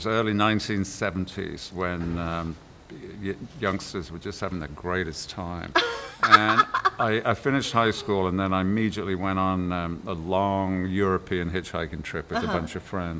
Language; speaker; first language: English; native; English